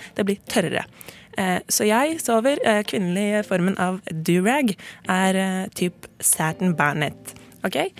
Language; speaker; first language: Norwegian; native; Norwegian